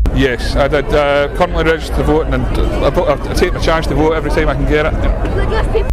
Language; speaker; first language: English; native; English